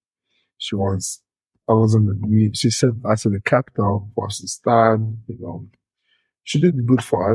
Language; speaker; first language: English; non-native, fluent; Portuguese